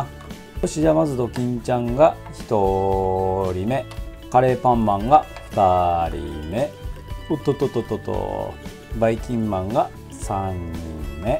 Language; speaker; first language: Japanese; native; Japanese